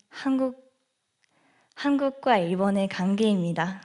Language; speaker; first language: Korean; non-native, fluent; Japanese